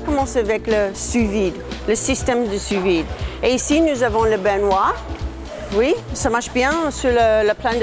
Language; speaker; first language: French; non-native, learner; English